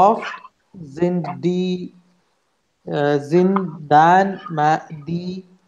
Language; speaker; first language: German; non-native, learner; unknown